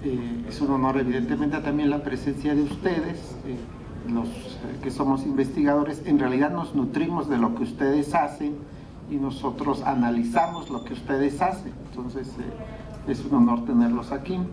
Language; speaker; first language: Spanish; native; Spanish